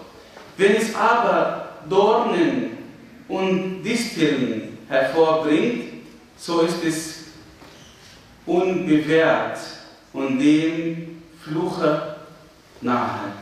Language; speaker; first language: German; non-native, fluent; Arabic